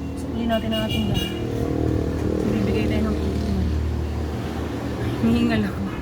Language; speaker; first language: Filipino; non-native, local second language; Hiligaynon